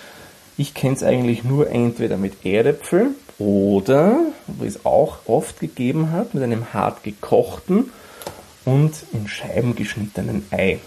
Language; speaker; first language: German; native; German